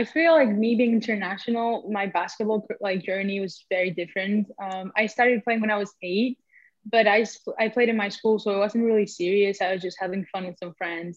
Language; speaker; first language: English; non-native, fluent; Spanish